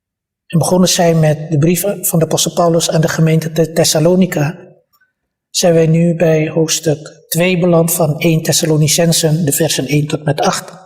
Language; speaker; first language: Dutch; early bilingual, other home language; Malay